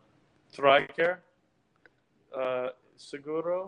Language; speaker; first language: Spanish; non-native, learner; English